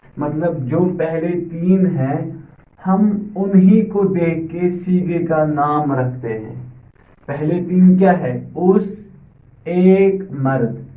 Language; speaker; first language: Urdu; native; Urdu